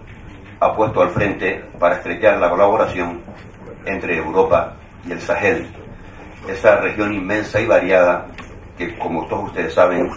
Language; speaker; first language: Spanish; native; Spanish